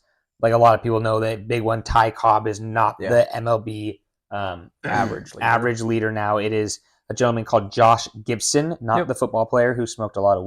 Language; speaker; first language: English; native; English